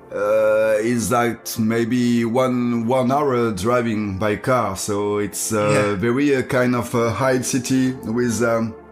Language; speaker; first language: English; non-native, learner; French